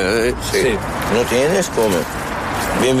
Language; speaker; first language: Spanish; non-native, learner; Arabic